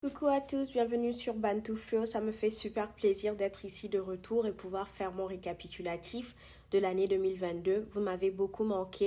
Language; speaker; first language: French; non-native, fluent; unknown